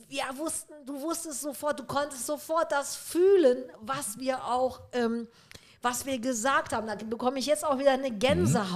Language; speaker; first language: German; native; German